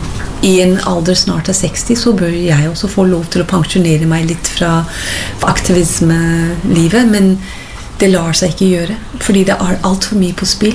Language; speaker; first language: Norwegian; non-native, fluent; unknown